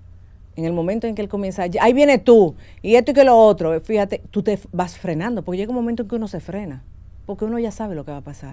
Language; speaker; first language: Spanish; native; Spanish